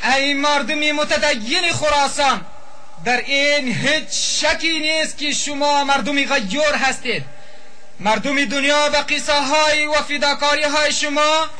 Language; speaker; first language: Persian; non-native, local second language; Pashto